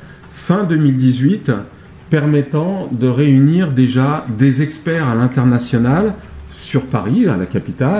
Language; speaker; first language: French; native; French